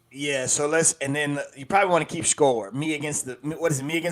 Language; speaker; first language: English; native; English